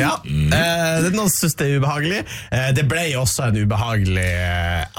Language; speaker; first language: Norwegian; native; Norwegian